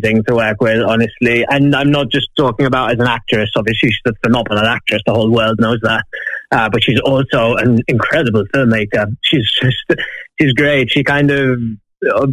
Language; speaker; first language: English; native; English